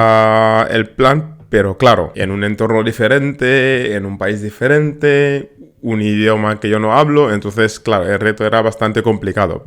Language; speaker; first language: Spanish; non-native, fluent; Wolof